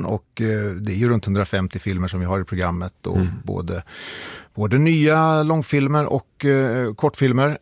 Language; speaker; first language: Swedish; native; Swedish